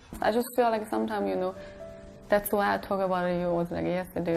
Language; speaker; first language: English; non-native, fluent; Chinese